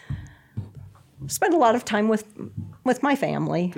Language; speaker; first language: English; native; English